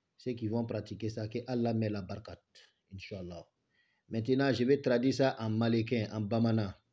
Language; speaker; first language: French; non-native, local second language; Bambara